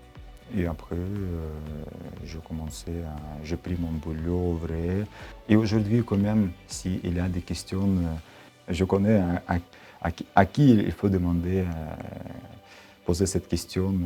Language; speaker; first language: French; non-native, learner; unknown